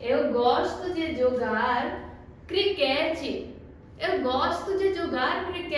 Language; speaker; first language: Portuguese; non-native, fluent; Hindi